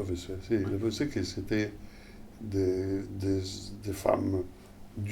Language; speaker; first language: French; non-native, fluent; Italian